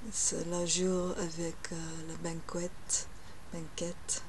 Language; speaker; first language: French; non-native, learner; English